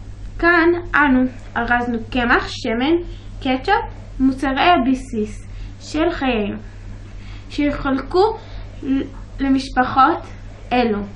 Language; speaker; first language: Hebrew; early bilingual, other home language; English